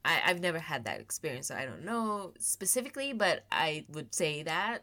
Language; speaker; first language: English; early bilingual, other home language; Japanese